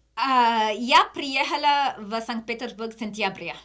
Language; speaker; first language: Russian; non-native, learner; English